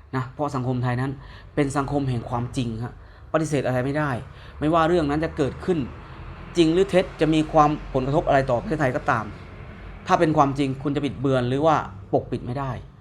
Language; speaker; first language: Thai; native; Thai